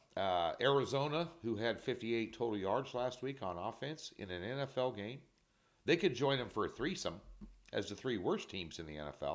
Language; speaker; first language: English; native; English